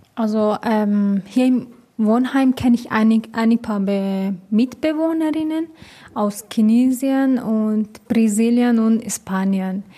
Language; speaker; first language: German; non-native, learner; Persian